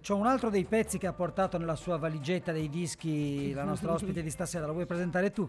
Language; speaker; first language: Italian; native; Italian